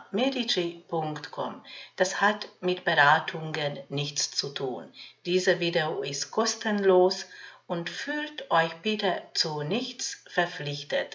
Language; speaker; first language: German; non-native, fluent; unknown